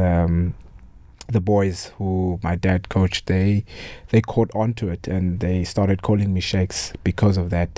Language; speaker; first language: English; non-native, local second language; Xhosa